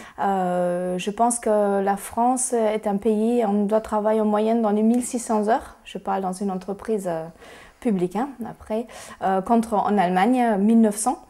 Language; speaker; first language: French; non-native, fluent; German